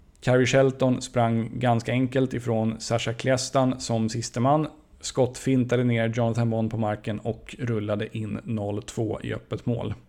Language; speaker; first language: Swedish; native; Swedish